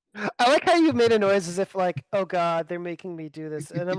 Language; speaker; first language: English; native; English